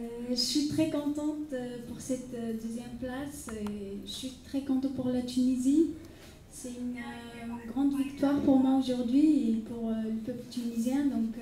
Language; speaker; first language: French; non-native, local second language; Arabic